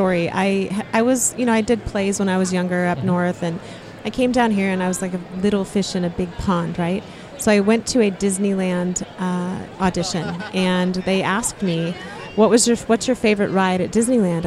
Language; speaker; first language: English; native; English